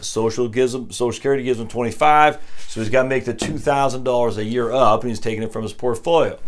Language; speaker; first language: English; native; English